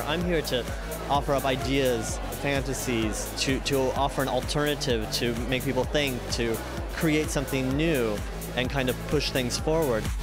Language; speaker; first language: English; native; English